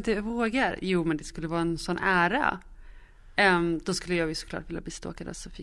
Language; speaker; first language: Swedish; native; Swedish